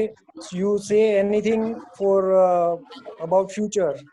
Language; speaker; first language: English; non-native, learner; Gujarati